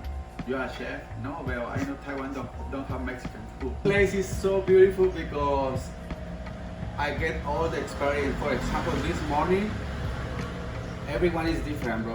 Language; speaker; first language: English; non-native, learner; Spanish